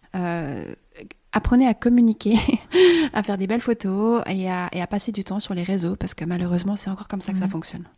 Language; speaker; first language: French; native; French